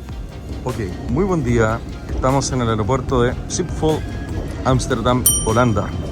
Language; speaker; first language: Spanish; native; Spanish